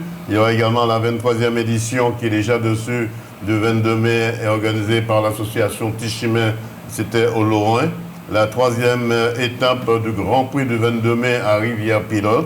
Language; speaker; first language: French; native; French